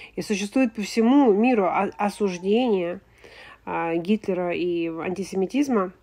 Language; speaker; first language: Russian; native; Russian